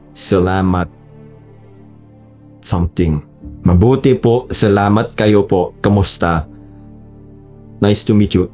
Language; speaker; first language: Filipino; non-native, learner; English